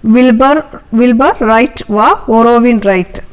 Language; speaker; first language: Hindi; non-native, local second language; Telugu